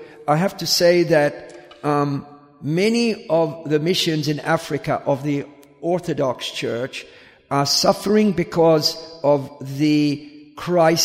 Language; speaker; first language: English; native; English